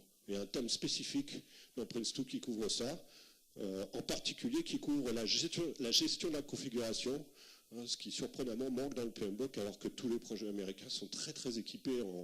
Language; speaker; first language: French; native; French